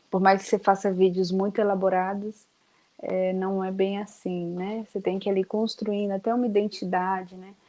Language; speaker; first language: Portuguese; native; Portuguese